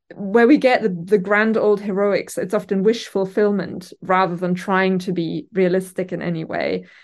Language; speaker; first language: English; non-native, fluent; German